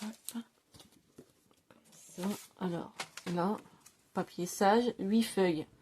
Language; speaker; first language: French; native; French